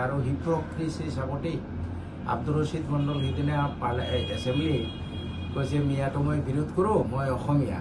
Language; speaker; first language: Assamese; non-native, local second language; Bangla